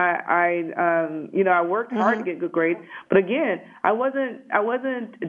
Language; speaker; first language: English; native; English